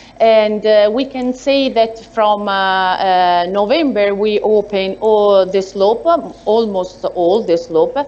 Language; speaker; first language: English; non-native, learner; Italian